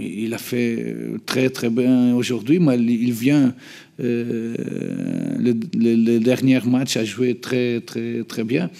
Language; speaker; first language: French; non-native, learner; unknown